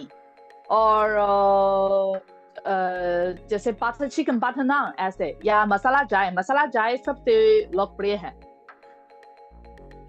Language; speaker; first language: Hindi; non-native, fluent; Chinese